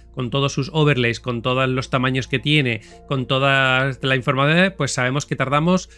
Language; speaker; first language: Spanish; native; Spanish